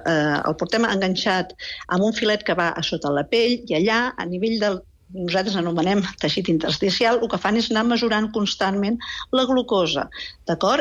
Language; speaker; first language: Catalan; native; Catalan